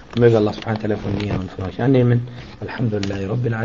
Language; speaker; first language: German; non-native, fluent; Arabic